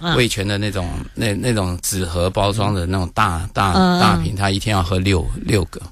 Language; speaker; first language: Chinese; native; Chinese